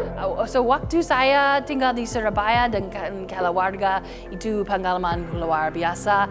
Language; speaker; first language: Indonesian; non-native, learner; English